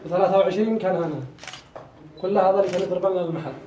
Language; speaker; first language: Arabic; native; Arabic